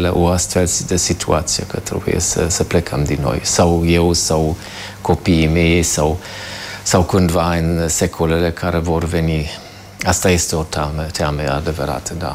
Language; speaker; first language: Romanian; non-native, fluent; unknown